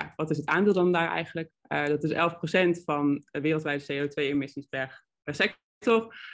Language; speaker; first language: Dutch; native; Dutch